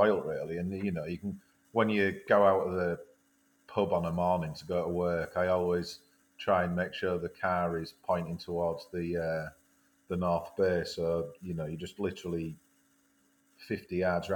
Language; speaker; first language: English; native; English